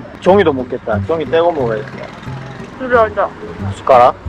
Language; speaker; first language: Korean; native; Korean